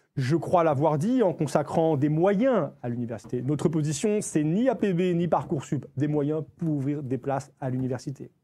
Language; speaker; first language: French; native; French